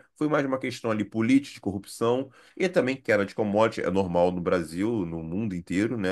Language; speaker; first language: Portuguese; native; Portuguese